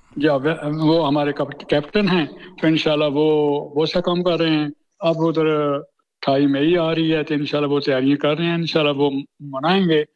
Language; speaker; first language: Urdu; non-native, local second language; Punjabi